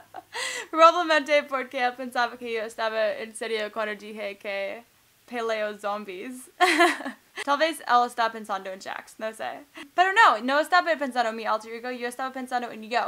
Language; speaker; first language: Spanish; non-native, learner; English